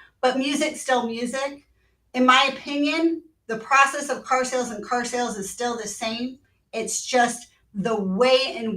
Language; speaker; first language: English; native; English